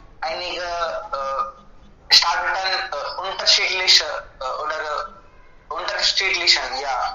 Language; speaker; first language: German; non-native, learner; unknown